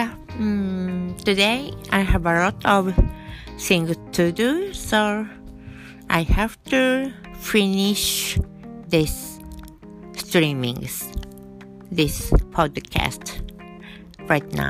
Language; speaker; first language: English; non-native, learner; Japanese